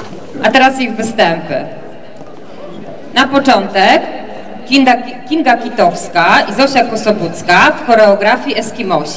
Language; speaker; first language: Polish; native; Polish